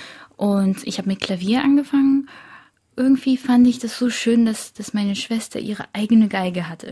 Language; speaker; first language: German; early bilingual, other home language; Korean